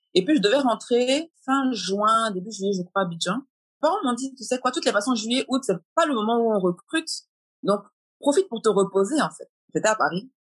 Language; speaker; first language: French; native; French